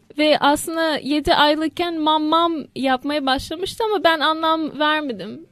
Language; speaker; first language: Turkish; early bilingual, heritage; Turkish